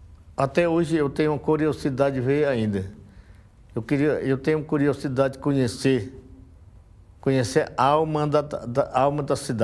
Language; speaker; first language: Portuguese; non-native, local second language; Yanomámi